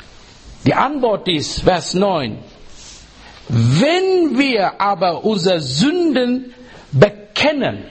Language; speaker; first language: German; non-native, learner; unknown